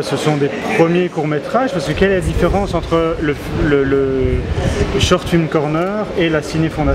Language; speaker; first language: French; native; French